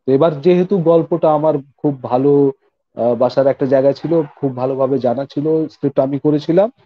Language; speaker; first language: Bangla; non-native, local second language; Hindi